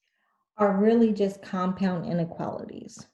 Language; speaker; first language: English; native; English